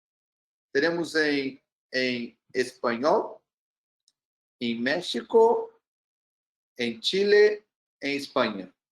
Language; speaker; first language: Spanish; non-native, learner; Portuguese